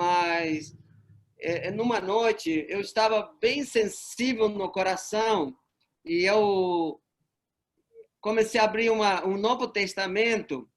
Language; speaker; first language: Portuguese; non-native, fluent; Spanish